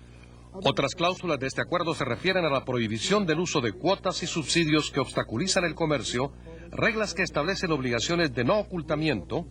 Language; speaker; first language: Spanish; native; Spanish